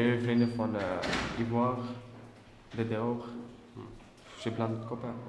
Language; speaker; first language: Dutch; early bilingual, other home language; Albanian